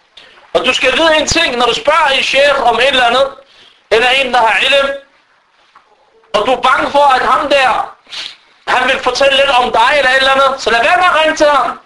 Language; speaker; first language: Danish; non-native, fluent; Arabic